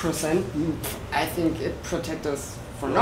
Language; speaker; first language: English; non-native, learner; German